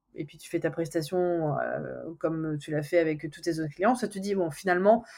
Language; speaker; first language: French; native; French